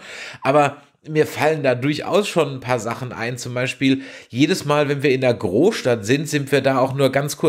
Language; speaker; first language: German; native; German